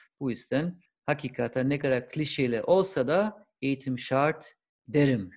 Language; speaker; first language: Turkish; non-native, fluent; German